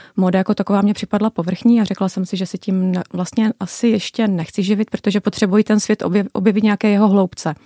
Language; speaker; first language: Czech; native; Czech